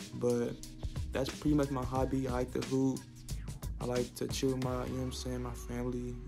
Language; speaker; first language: English; native; English